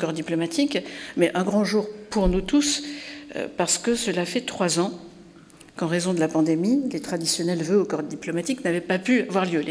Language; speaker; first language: French; native; French